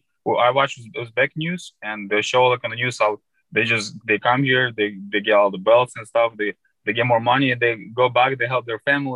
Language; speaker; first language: English; non-native, fluent; Uzbek